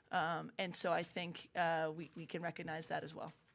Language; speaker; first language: English; native; English